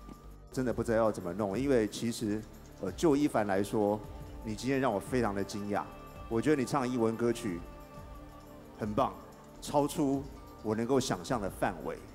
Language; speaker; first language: Chinese; native; Chinese